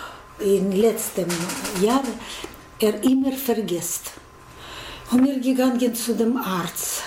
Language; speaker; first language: German; non-native, learner; Russian